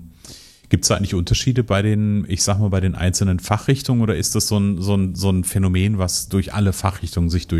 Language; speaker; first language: German; native; German